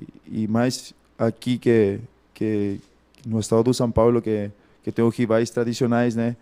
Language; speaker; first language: Portuguese; non-native, fluent; Spanish